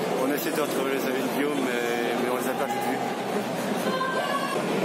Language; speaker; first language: French; native; French